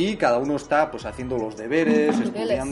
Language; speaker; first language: Spanish; native; Spanish